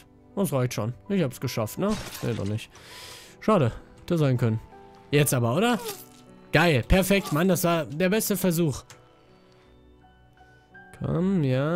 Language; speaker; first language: German; native; German